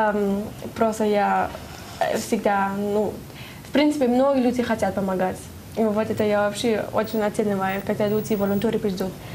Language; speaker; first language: Russian; non-native, learner; German